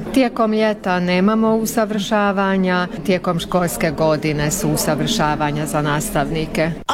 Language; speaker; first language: Croatian; early bilingual, heritage; Croatian